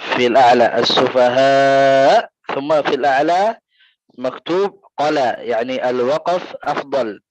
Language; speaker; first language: Arabic; native; Arabic